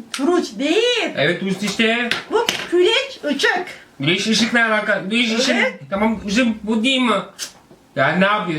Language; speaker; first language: Turkish; non-native, learner; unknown